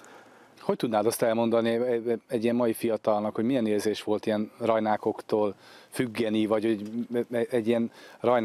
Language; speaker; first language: Hungarian; native; Hungarian